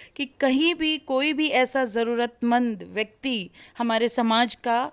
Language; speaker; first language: Hindi; native; Hindi